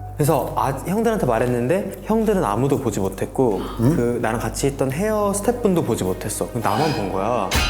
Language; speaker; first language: Korean; native; Korean